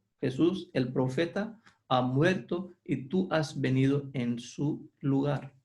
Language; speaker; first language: Spanish; non-native, fluent; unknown